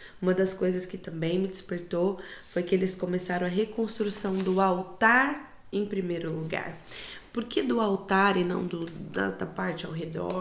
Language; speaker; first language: Portuguese; native; Portuguese